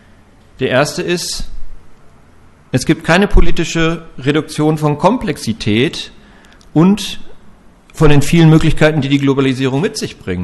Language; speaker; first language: German; native; German